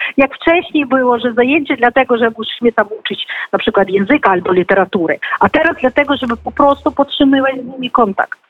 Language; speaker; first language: Polish; non-native, fluent; Ukrainian